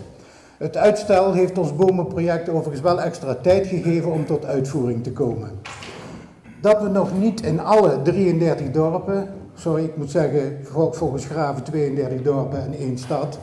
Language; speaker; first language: Dutch; native; Dutch